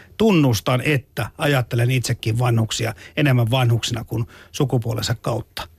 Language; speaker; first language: Finnish; native; Finnish